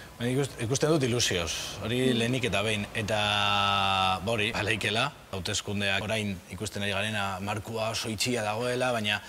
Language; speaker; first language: Basque; non-native, local second language; Spanish